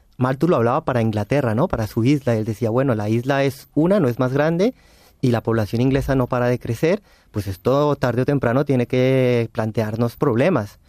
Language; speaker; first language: Spanish; native; Spanish